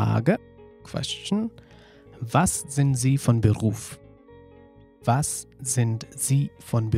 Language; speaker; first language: German; non-native, fluent; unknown